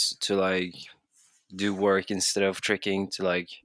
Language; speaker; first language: English; non-native, fluent; Norwegian